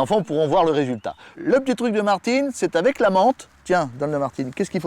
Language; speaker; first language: French; native; French